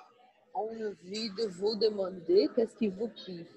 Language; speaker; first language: French; non-native, learner; Portuguese